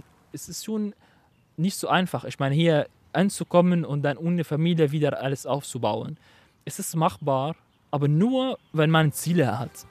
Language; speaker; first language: German; non-native, fluent; Arabic